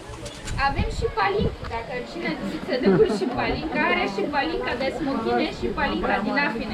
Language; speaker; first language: Romanian; non-native, learner; Bulgarian